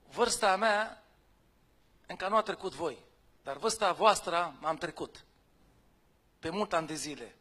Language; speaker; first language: Romanian; non-native, fluent; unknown